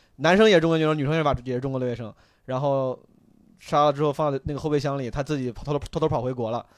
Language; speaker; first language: Chinese; native; Chinese